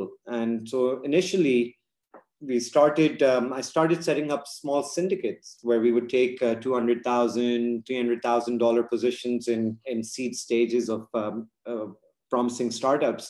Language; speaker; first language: English; non-native, local second language; Urdu